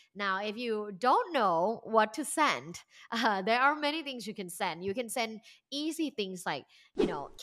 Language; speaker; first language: English; non-native, fluent; Thai